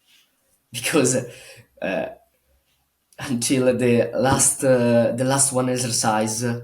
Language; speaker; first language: English; non-native, learner; Italian